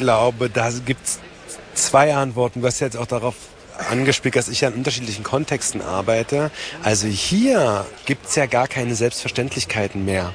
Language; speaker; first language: German; native; German